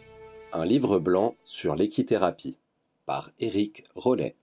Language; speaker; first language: French; native; French